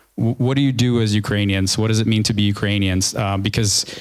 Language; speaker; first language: English; early bilingual, other home language; Ukrainian